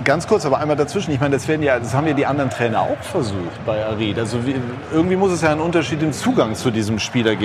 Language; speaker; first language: German; native; German